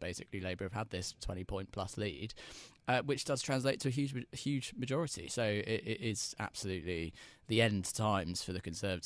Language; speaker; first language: English; native; English